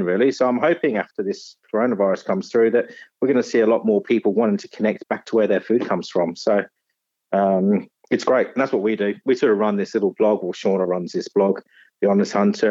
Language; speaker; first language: English; native; English